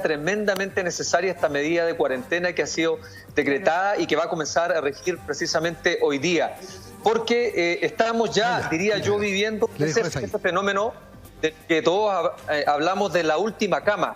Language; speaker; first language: Spanish; native; Spanish